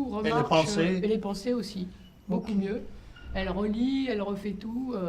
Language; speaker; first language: French; native; French